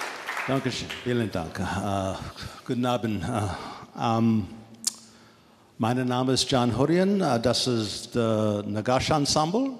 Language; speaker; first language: German; non-native, learner; English